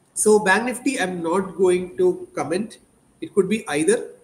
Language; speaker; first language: English; non-native, local second language; Malayalam